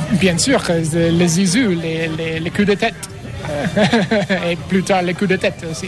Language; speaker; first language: French; non-native, learner; English